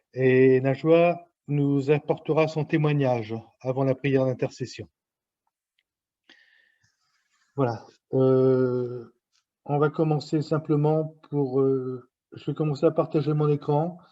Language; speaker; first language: French; native; French